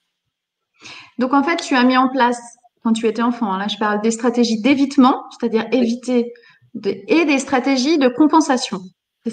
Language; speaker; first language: French; native; French